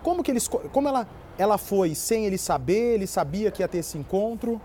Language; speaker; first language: Portuguese; native; Portuguese